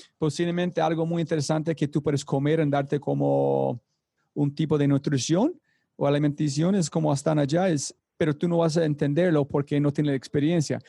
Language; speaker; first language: Spanish; non-native, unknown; English